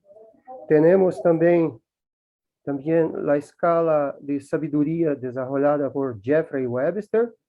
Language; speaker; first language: Spanish; non-native, learner; Portuguese